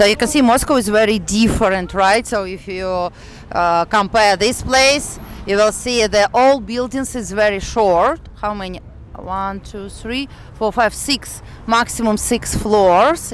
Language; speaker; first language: English; non-native, fluent; Russian